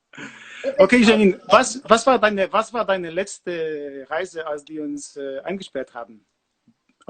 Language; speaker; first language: German; non-native, learner; Polish